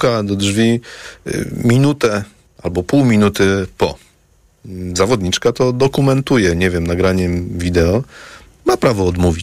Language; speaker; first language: Polish; native; Polish